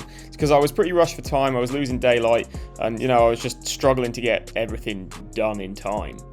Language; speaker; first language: English; native; English